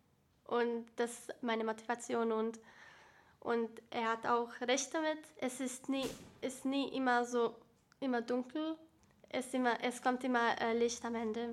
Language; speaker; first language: German; early bilingual, other home language; Bosnian